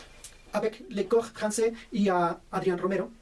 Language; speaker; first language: French; non-native, fluent; Spanish